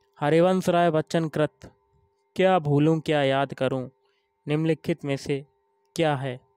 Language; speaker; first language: Hindi; native; Hindi